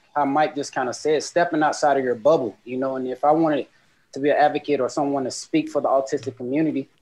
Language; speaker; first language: English; native; English